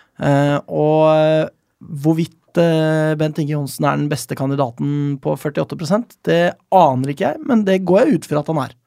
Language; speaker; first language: Norwegian; native; Norwegian